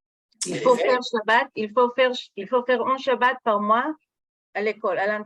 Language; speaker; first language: French; non-native, fluent; Hebrew